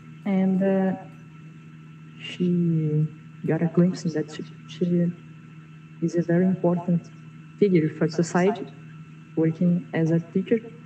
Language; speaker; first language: English; non-native, learner; Portuguese